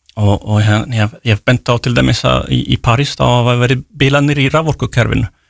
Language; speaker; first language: Icelandic; non-native, fluent; French